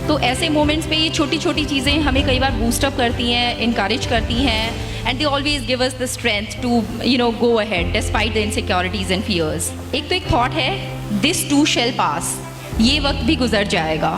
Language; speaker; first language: Hindi; native; Hindi